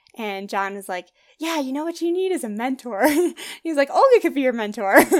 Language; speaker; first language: English; native; English